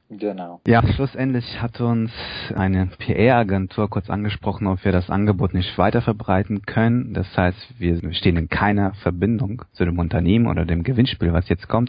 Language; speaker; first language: German; native; German